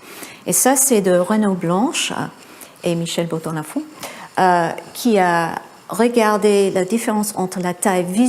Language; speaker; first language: French; non-native, fluent; English